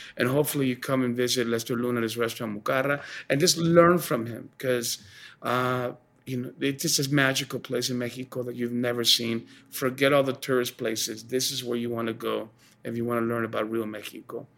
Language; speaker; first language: English; early bilingual, other home language; Spanish